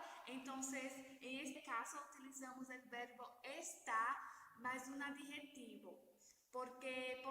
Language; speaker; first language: Spanish; non-native, learner; Portuguese